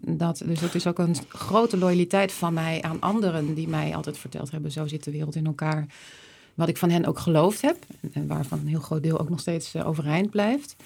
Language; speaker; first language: Dutch; native; Dutch